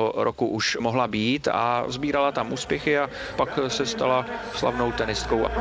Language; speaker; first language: Czech; native; Czech